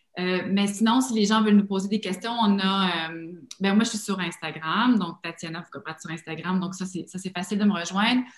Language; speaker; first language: French; native; French